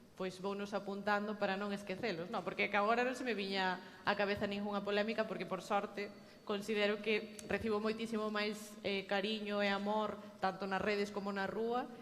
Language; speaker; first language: Galician; native; Galician